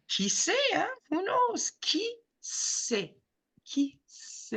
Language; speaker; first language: French; non-native, fluent; English